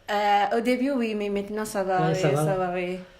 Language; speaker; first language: French; non-native, learner; Malay